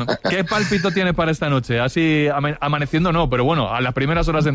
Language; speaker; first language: Spanish; native; Spanish